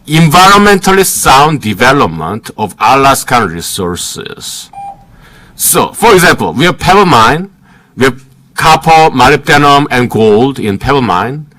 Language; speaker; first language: English; early bilingual, other home language; Korean